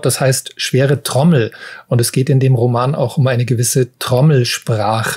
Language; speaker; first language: German; native; German